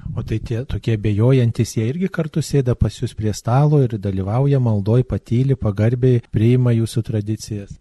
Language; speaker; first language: Lithuanian; native; Lithuanian